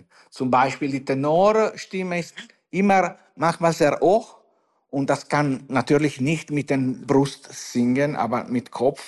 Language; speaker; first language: German; non-native, fluent; Italian